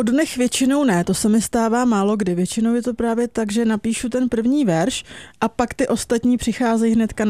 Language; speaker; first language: Czech; native; Czech